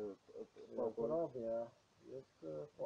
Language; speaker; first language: Polish; non-native, learner; Ukrainian